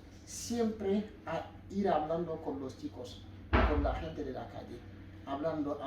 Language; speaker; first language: Spanish; non-native, fluent; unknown